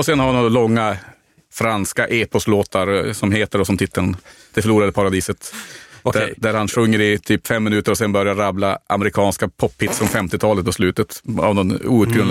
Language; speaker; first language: Swedish; native; Swedish